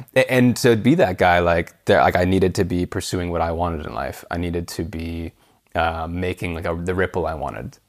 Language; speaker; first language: English; native; English